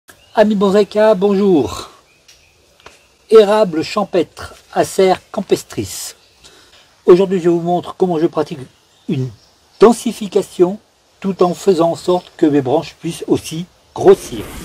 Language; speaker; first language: French; native; French